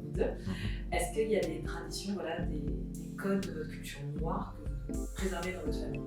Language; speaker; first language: French; native; French